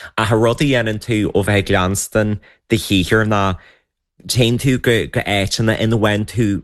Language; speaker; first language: Irish; native; Irish